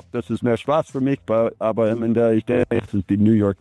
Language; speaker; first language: German; non-native, fluent; English